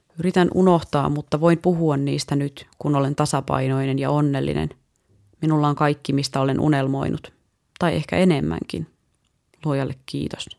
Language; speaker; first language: Finnish; native; Finnish